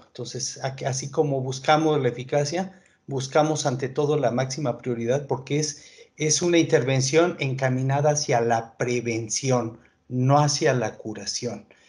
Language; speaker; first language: Spanish; native; Spanish